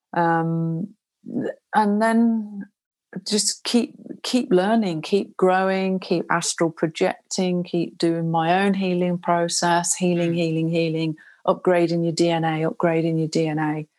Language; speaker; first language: English; native; English